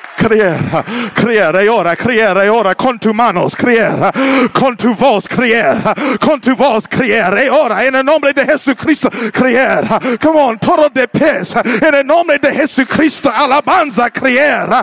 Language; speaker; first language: Spanish; non-native, learner; English